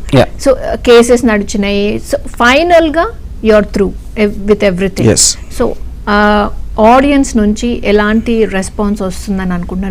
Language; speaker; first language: Telugu; native; Telugu